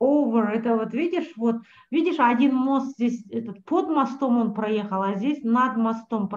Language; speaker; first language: Russian; native; Russian